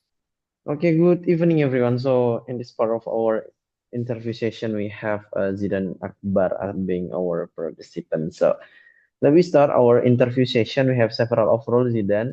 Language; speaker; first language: English; non-native, fluent; Indonesian